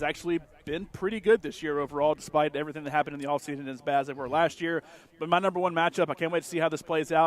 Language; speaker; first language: English; native; English